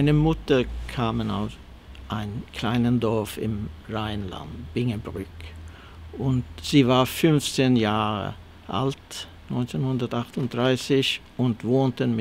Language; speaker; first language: German; early bilingual, heritage; Swedish